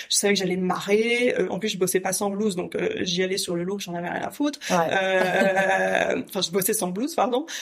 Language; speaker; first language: French; native; French